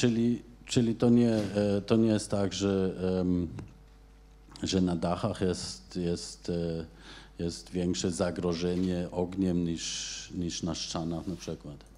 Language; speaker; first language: Polish; non-native, fluent; German